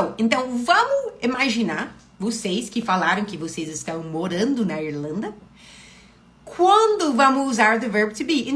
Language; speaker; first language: Portuguese; non-native, fluent; English